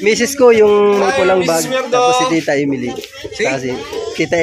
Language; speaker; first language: Filipino; native; Filipino